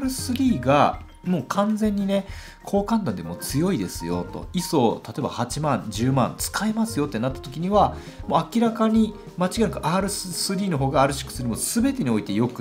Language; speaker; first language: Japanese; native; Japanese